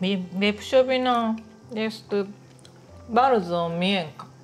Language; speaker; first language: Polish; non-native, learner; Japanese